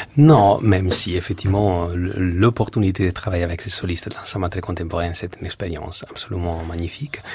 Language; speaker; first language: French; non-native, fluent; Italian